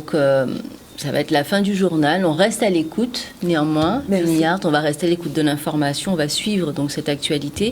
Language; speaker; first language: French; native; French